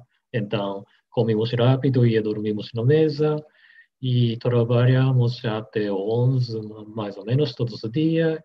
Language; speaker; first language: Portuguese; non-native, learner; Japanese